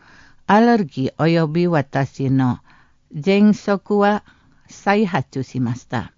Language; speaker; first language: Japanese; non-native, learner; Indonesian